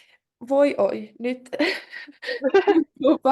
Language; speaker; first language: Finnish; non-native, local second language; Swedish